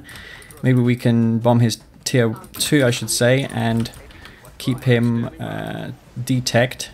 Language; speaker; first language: English; native; English